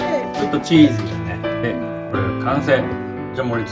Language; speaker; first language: Japanese; native; Japanese